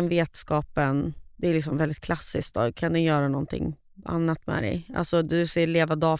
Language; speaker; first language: Swedish; native; Swedish